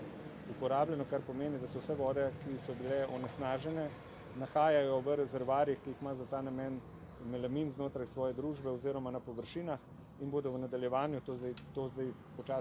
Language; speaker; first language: Slovenian; native; Slovenian